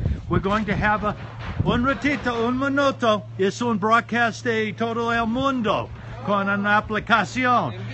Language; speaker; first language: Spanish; non-native, learner; English